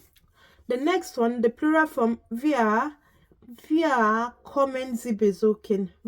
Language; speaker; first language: German; non-native, fluent; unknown